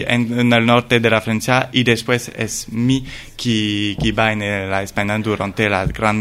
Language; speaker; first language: Spanish; non-native, learner; French